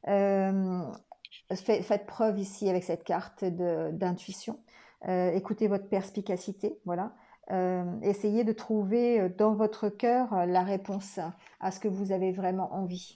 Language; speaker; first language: French; native; French